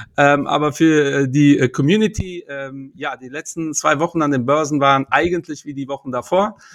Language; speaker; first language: German; early bilingual, other home language; Portuguese